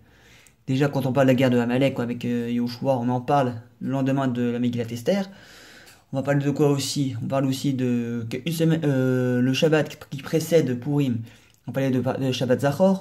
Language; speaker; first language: French; native; French